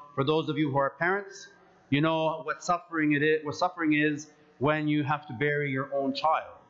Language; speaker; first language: English; early bilingual, other home language; Greek